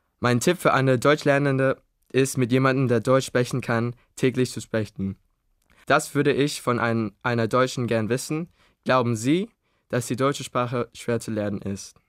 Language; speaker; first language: German; early bilingual, other home language; Indonesian